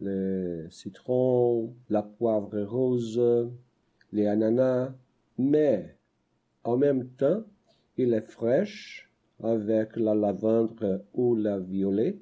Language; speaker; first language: French; non-native, learner; Portuguese